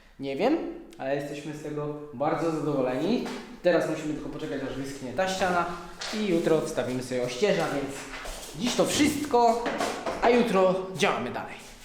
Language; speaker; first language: Polish; native; Polish